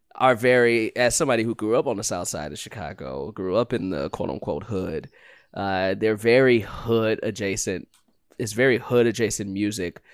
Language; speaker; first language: English; native; English